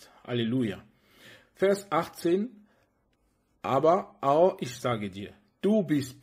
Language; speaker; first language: German; non-native, fluent; French